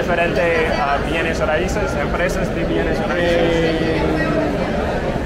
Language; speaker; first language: Spanish; non-native, learner; English